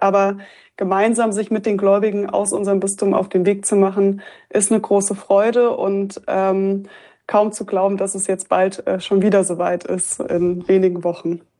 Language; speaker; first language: German; native; German